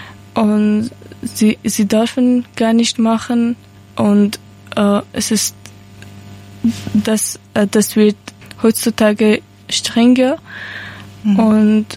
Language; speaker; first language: German; non-native, learner; Persian